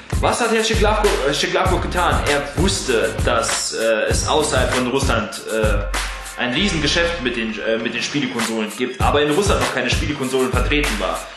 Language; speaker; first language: German; early bilingual, other home language; Russian